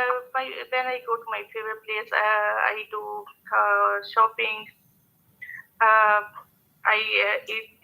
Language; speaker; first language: English; non-native, learner; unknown